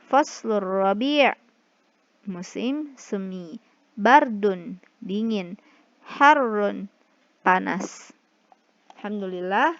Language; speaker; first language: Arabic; non-native, fluent; Indonesian